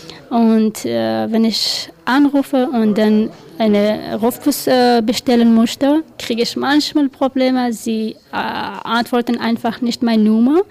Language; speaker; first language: German; non-native, learner; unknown